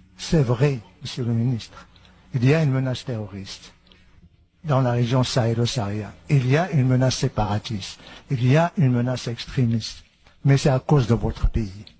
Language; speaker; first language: French; non-native, local second language; Arabic